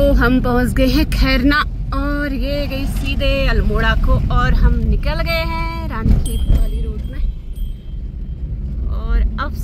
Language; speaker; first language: Hindi; native; Hindi